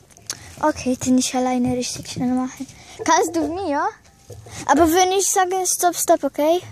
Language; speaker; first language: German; non-native, learner; English